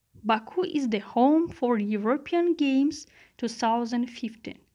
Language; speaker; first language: English; non-native, fluent; Azerbaijani